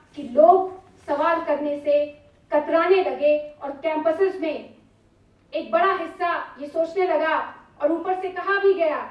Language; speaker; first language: Hindi; native; Hindi